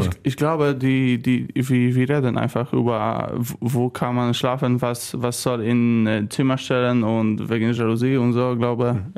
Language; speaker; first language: German; non-native, learner; Polish